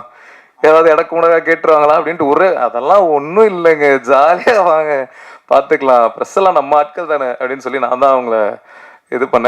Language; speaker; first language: Tamil; native; Tamil